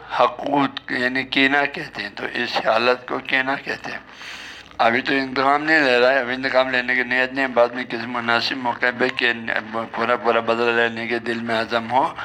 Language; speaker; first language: Urdu; non-native, local second language; Balti